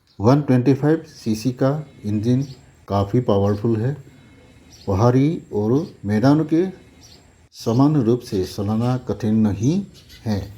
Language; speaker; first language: Hindi; non-native, local second language; Assamese